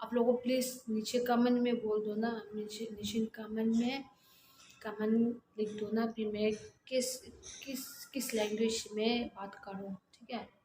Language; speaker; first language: Hindi; non-native, learner; Tibetan